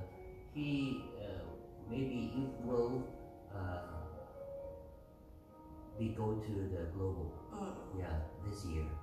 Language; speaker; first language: English; non-native, learner; Korean